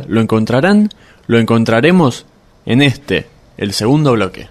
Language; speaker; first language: Spanish; native; Spanish